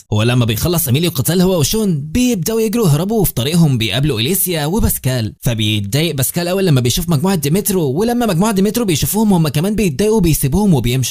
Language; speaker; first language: Arabic; native; Arabic